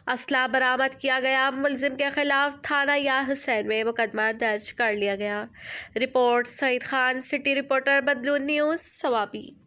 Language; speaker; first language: Urdu; non-native, local second language; Pashto